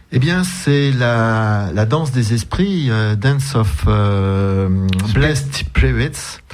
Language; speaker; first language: French; native; French